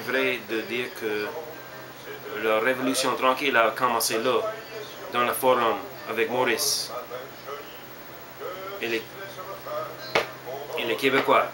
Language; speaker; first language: French; non-native, learner; English